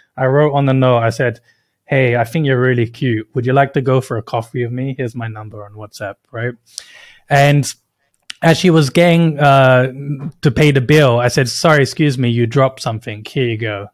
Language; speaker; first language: English; native; English